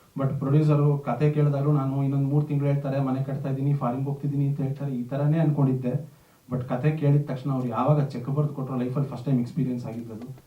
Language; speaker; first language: Kannada; native; Kannada